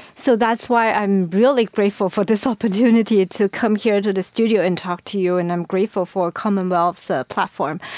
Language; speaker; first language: English; non-native, fluent; Chinese